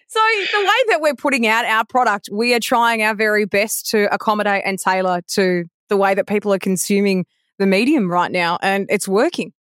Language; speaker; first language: English; native; English